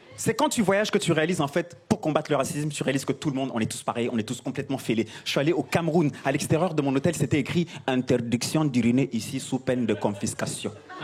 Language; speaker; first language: French; non-native, local second language; Kinyarwanda